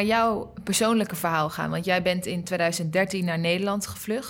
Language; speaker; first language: Dutch; non-native, learner; Uyghur